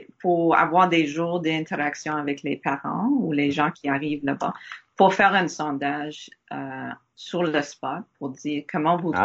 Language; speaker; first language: French; non-native, learner; English